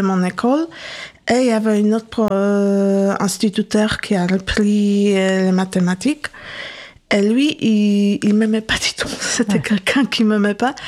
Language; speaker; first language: French; non-native, fluent; Polish